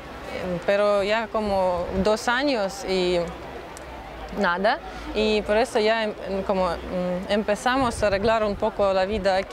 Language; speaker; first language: Spanish; non-native, learner; Russian